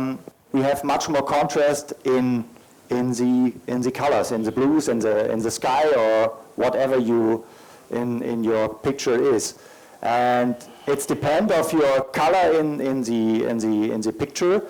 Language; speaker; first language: English; non-native, learner; German